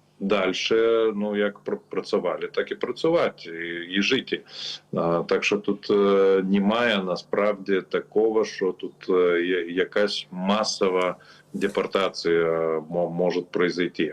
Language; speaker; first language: Ukrainian; non-native, learner; Lithuanian